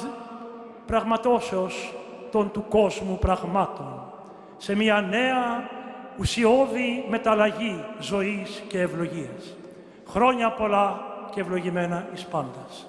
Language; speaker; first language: Greek; native; Greek